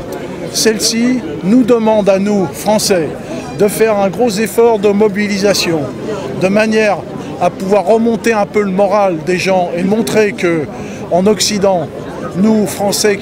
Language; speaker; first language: French; native; French